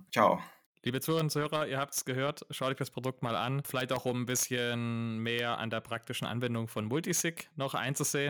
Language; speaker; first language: German; native; German